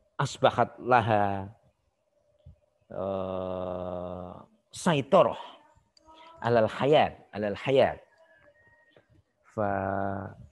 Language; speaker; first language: Arabic; non-native, fluent; Indonesian